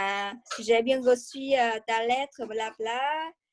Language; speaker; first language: French; non-native, learner; Vietnamese